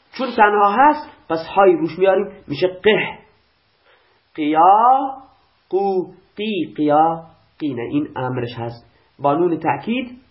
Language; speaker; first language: Persian; non-native, local second language; Baluchi